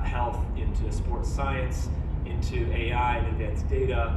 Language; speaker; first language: English; native; English